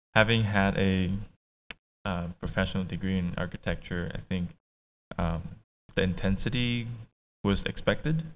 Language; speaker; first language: English; native; English